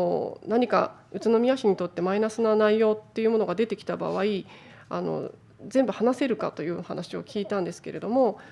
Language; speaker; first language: Japanese; native; Japanese